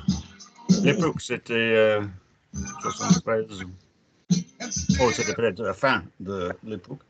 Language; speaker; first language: French; non-native, fluent; English